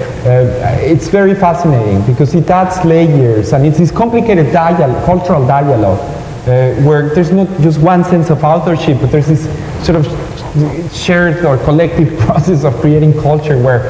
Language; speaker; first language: English; non-native, fluent; Spanish